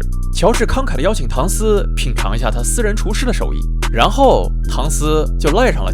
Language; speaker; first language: Chinese; native; Chinese